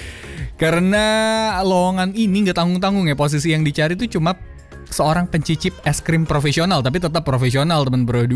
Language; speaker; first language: Indonesian; native; Indonesian